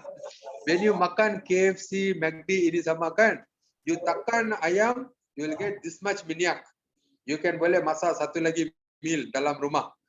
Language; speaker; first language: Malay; non-native, local second language; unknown